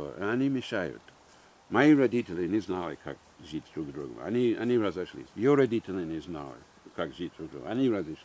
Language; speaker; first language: Russian; early bilingual, heritage; English